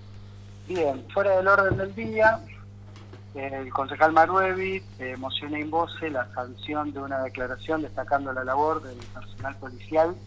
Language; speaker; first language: Spanish; native; Spanish